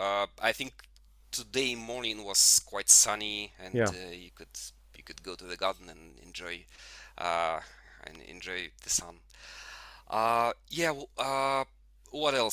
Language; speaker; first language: English; non-native, fluent; Russian